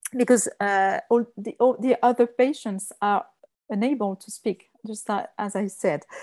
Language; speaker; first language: English; non-native, learner; French